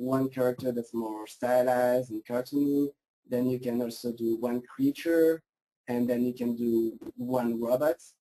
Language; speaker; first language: English; non-native, fluent; French